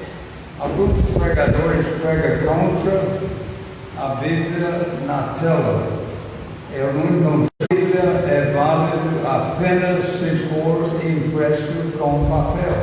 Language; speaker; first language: Portuguese; non-native, fluent; English